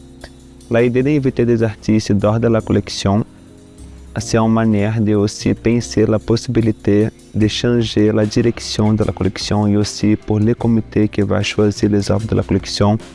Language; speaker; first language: French; non-native, fluent; Portuguese